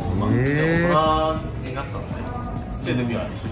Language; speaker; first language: Japanese; early bilingual, other home language; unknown